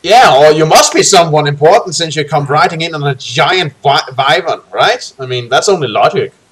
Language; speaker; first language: English; native; English